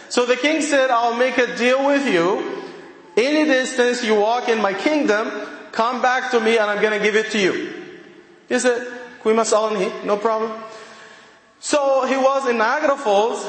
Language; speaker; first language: English; non-native, fluent; Arabic